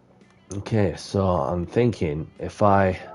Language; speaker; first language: English; native; English